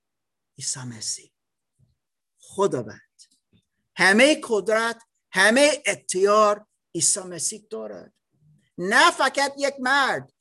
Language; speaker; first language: Persian; non-native, learner; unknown